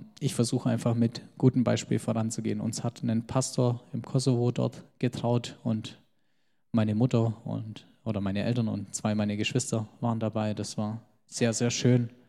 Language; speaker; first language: German; early bilingual, other home language; Albanian